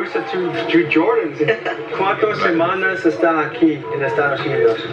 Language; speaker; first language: Spanish; non-native, learner; English